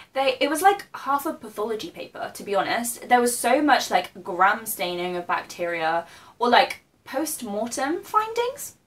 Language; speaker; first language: English; native; English